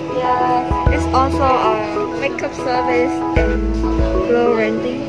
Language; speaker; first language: English; non-native, learner; Vietnamese